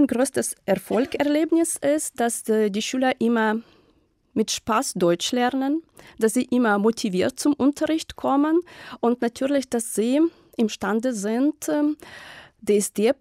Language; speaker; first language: German; non-native, fluent; Ukrainian